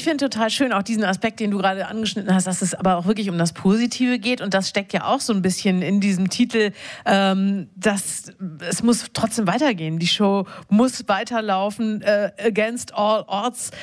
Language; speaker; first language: German; native; German